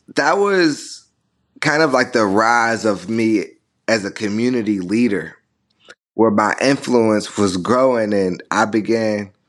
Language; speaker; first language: English; native; English